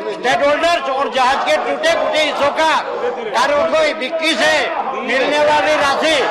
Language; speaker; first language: Hindi; non-native, local second language; Gujarati